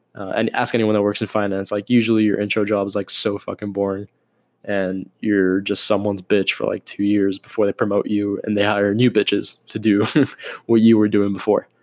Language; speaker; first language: English; native; English